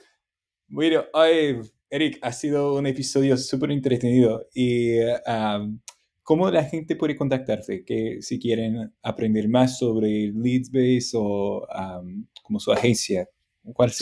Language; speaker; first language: Spanish; non-native, fluent; English